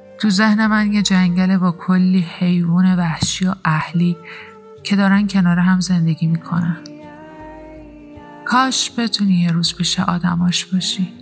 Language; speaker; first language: Persian; native; Persian